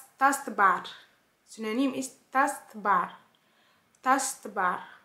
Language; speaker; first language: Dutch; non-native, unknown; Tigrinya